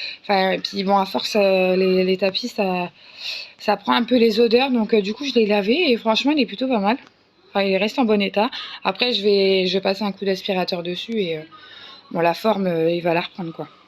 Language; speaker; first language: French; native; French